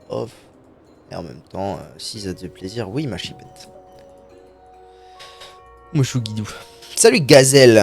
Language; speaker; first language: French; native; French